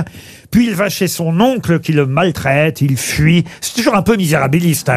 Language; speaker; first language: French; native; French